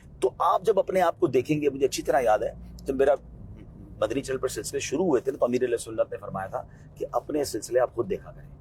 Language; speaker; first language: Urdu; non-native, local second language; Memoni